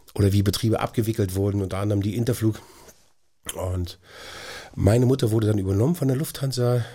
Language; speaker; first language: German; native; German